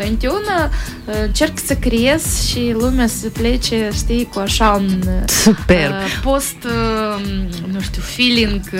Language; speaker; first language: Romanian; non-native, local second language; Russian